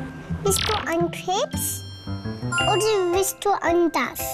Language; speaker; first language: German; early bilingual, heritage; German